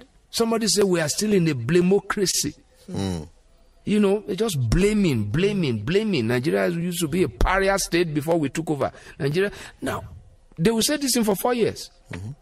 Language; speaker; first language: English; non-native, local second language; Yoruba